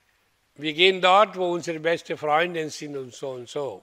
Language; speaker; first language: German; non-native, fluent; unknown